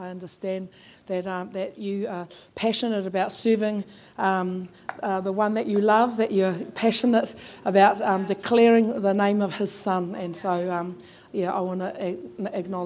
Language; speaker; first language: English; native; English